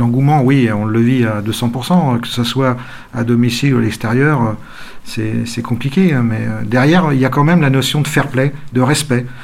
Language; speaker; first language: French; native; French